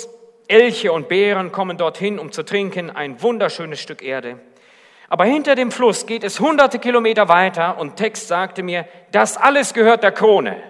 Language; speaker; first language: German; native; German